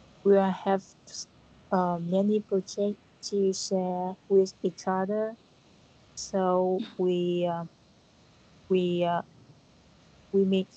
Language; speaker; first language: English; non-native, learner; Vietnamese